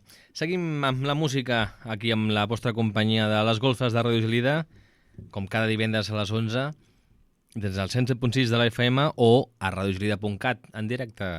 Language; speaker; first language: Catalan; native; Catalan